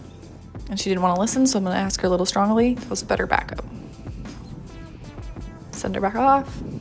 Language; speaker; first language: English; native; English